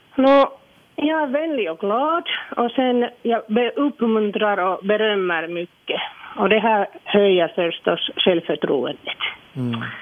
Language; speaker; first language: Swedish; non-native, local second language; Finnish